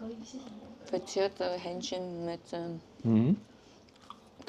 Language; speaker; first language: German; non-native, learner; Chinese